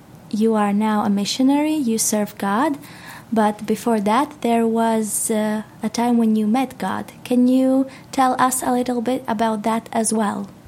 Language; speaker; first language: English; non-native, fluent; Latvian